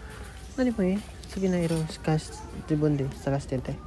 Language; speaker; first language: Japanese; non-native, learner; Filipino